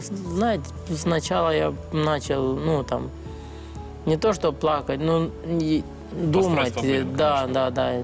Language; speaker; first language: Russian; non-native, learner; Romanian